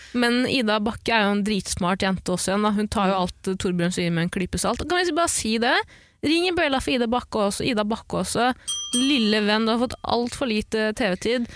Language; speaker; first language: Norwegian; early bilingual, other home language; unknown